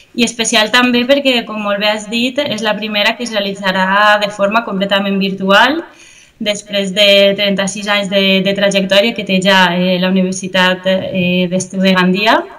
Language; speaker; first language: Catalan; native; Catalan